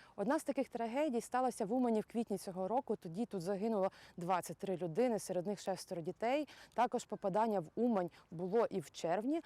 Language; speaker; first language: Ukrainian; native; Ukrainian